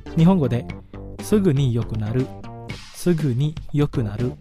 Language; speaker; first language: Japanese; non-native, fluent; Indonesian